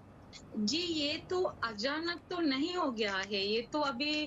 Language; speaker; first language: Hindi; non-native, learner; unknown